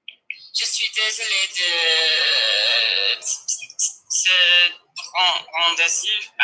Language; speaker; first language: French; non-native, learner; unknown